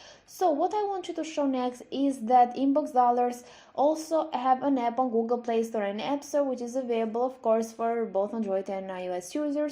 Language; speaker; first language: English; non-native, fluent; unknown